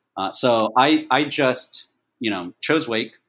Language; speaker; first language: English; early bilingual, other home language; Chinese